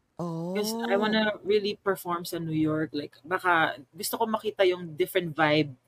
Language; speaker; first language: Filipino; native; Filipino